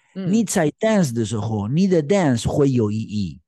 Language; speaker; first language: Chinese; non-native, learner; Spanish